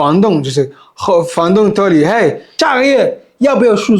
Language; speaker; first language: Chinese; non-native, fluent; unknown